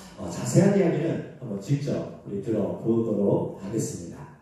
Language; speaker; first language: Korean; native; Korean